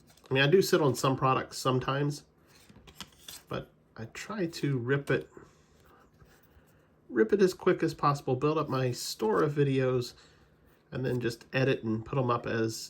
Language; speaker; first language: English; native; English